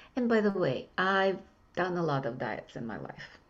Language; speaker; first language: English; non-native, fluent; Russian